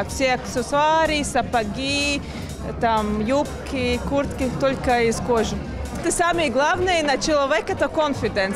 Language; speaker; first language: Russian; non-native, fluent; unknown